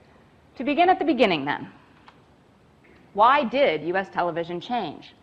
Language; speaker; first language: English; native; English